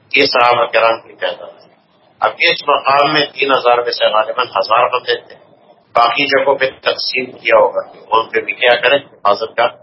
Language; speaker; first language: Urdu; non-native, local second language; Pashto